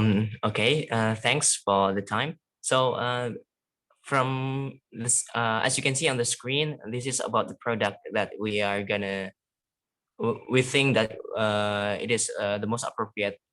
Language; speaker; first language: English; non-native, fluent; Indonesian